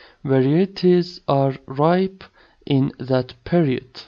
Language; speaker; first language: English; non-native, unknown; Turkish